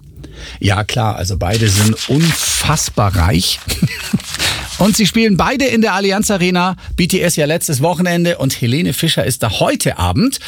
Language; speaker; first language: German; native; German